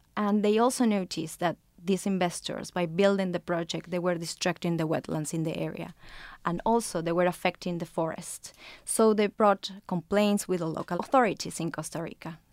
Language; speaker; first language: English; non-native, fluent; Spanish